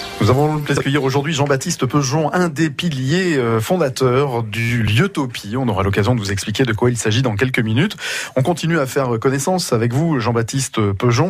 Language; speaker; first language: French; native; French